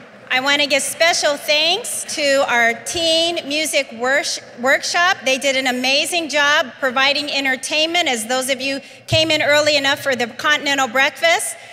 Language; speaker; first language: English; native; English